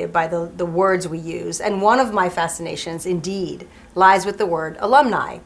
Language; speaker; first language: English; early bilingual, other home language; French